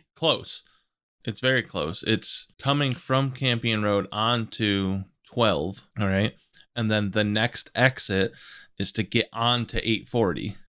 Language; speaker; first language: English; native; English